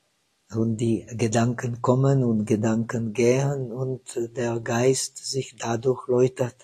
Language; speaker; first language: German; non-native, fluent; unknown